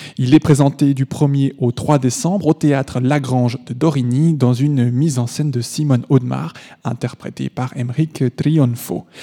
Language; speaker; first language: French; native; French